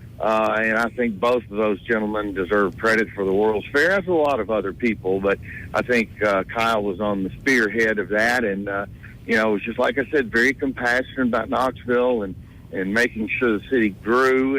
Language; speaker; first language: English; native; English